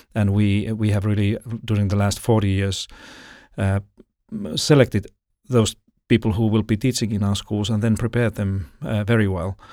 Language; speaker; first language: English; non-native, fluent; Finnish